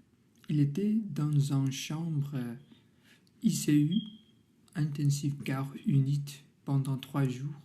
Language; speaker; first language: French; non-native, learner; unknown